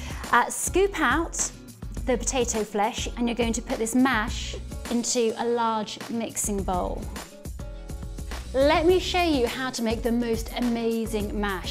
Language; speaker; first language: English; native; English